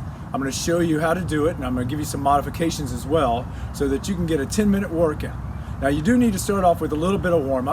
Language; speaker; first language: English; native; English